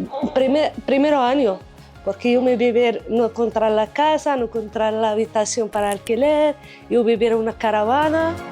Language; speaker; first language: Spanish; non-native, learner; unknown